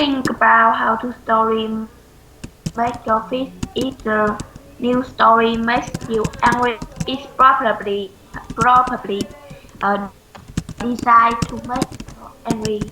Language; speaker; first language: English; non-native, learner; Vietnamese